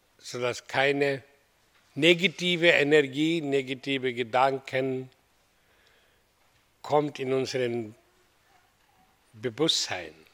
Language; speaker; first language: German; non-native, learner; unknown